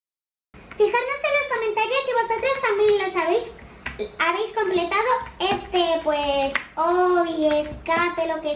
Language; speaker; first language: Spanish; native; Spanish